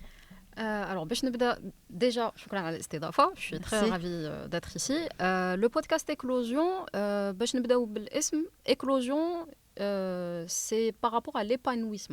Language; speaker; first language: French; non-native, local second language; Arabic